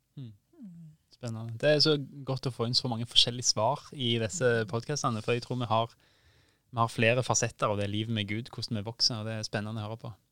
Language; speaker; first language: Norwegian; native; Norwegian